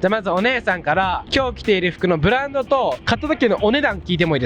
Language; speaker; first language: Japanese; native; Japanese